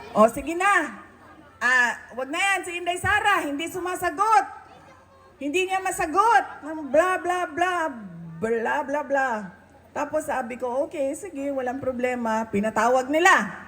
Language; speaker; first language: Filipino; non-native, local second language; Cebuano